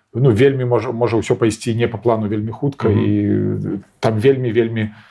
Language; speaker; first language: Belarusian; native; Belarusian